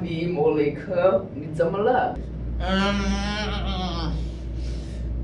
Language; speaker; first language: Chinese; non-native, learner; English